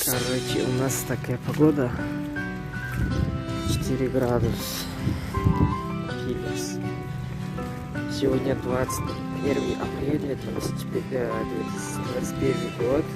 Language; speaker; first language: Russian; non-native, learner; Tajik